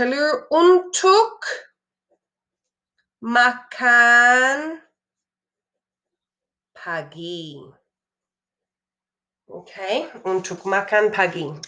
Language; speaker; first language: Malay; non-native, fluent; English